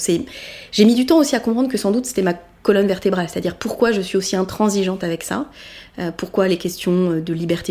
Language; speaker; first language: French; native; French